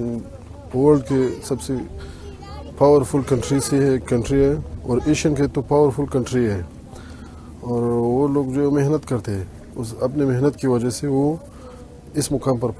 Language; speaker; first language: Hindi; non-native, fluent; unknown